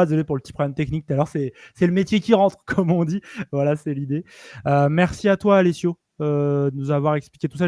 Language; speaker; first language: French; native; French